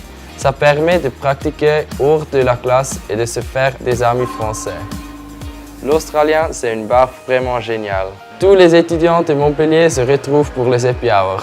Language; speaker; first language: French; non-native, fluent; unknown